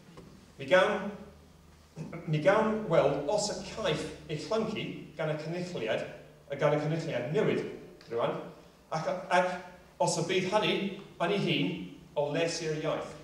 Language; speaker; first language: Welsh; non-native, local second language; English